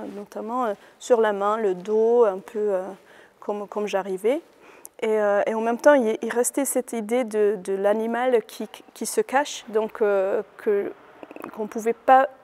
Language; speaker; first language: French; non-native, fluent; Hungarian